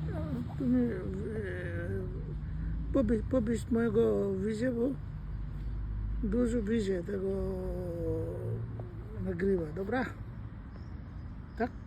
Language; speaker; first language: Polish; non-native, learner; Bangla